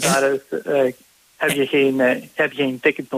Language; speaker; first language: Dutch; non-native, fluent; English